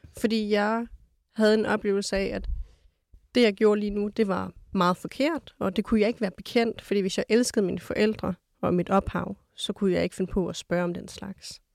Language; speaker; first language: Danish; early bilingual, other home language; Kurdish